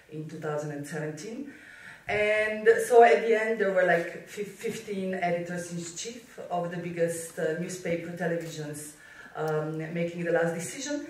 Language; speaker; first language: English; non-native, fluent; Slovenian